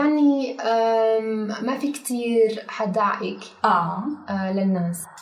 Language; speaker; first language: Arabic; non-native, learner; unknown